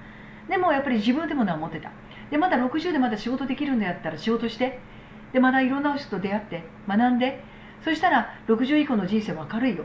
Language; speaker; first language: Japanese; native; Japanese